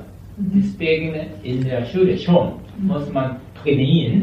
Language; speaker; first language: German; non-native, learner; Japanese